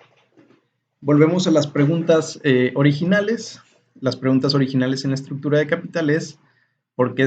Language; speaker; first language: Spanish; native; Spanish